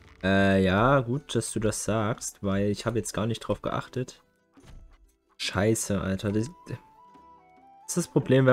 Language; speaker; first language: German; native; German